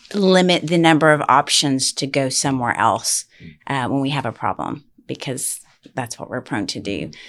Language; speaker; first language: English; native; English